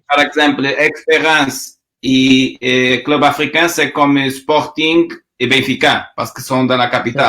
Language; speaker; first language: French; non-native, learner; Portuguese